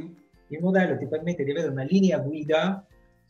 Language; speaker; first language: Italian; native; Italian